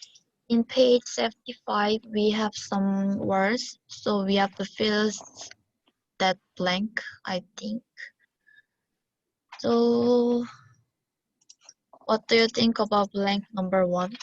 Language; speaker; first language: English; non-native, learner; Korean